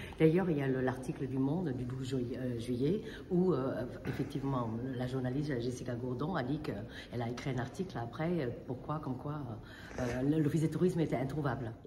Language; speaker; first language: French; non-native, fluent; Vietnamese